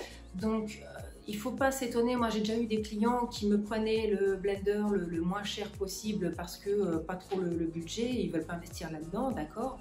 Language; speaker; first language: French; native; French